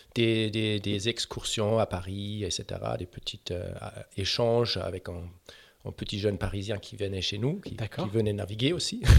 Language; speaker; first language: French; non-native, fluent; German